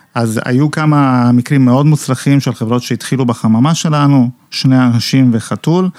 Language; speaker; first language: Hebrew; non-native, fluent; Italian